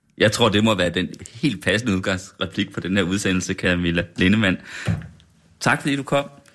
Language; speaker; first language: Danish; native; Danish